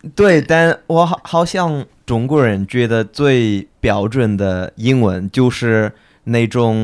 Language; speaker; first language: Chinese; non-native, fluent; English